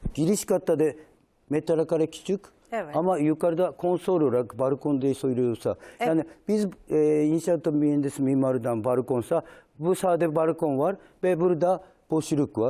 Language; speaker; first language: Turkish; non-native, learner; Japanese